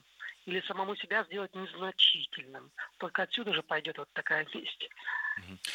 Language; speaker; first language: Russian; native; Russian